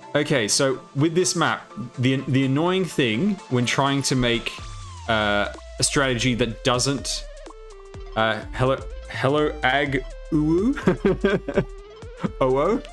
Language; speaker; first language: English; native; English